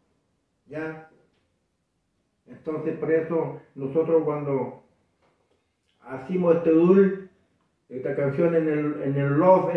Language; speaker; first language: Spanish; non-native, local second language; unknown